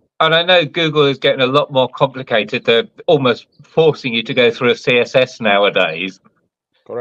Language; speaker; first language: English; native; English